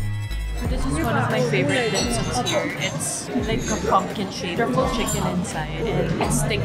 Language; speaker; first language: English; non-native, local second language; Filipino